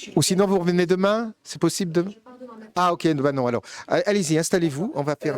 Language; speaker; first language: French; native; French